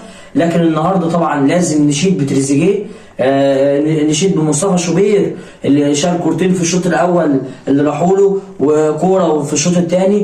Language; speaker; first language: Arabic; native; Arabic